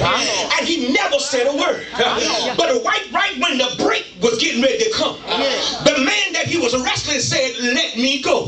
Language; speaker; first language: English; native; English